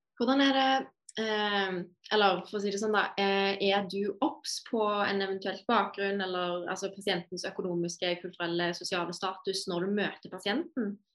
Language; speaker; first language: Norwegian; native; Norwegian